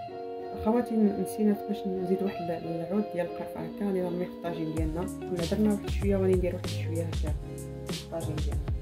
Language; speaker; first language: Arabic; native; Arabic